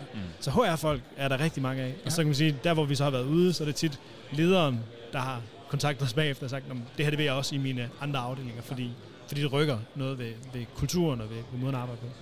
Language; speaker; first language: Danish; native; Danish